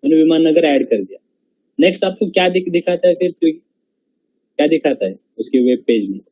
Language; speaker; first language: Hindi; non-native, local second language; Marathi